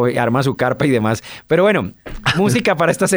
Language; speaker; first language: Spanish; native; Spanish